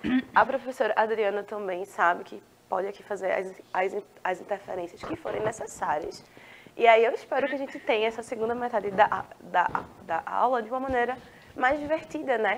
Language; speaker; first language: Portuguese; native; Portuguese